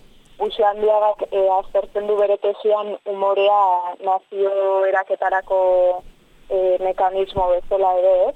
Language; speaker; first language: Basque; native; Basque